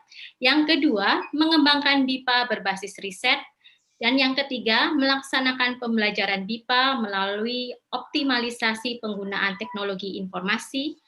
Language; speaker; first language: Indonesian; native; Indonesian